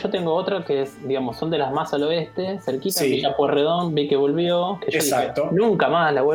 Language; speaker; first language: Spanish; native; Spanish